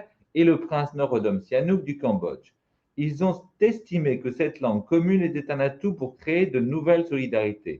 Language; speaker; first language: French; native; French